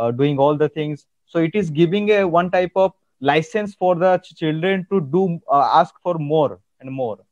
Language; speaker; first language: English; non-native, local second language; Odia